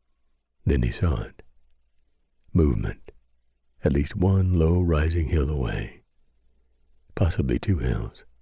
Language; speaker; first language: English; native; English